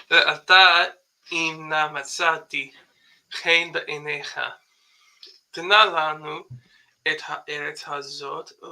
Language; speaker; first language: Hebrew; non-native, fluent; English